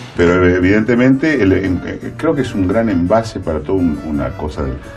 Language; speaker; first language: Spanish; native; Spanish